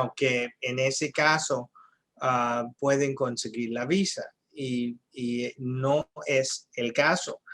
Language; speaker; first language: Spanish; non-native, fluent; English